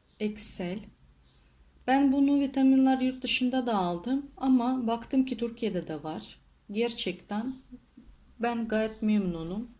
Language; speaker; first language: Turkish; non-native, learner; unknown